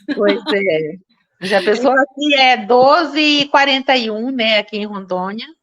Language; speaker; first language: Portuguese; native; Portuguese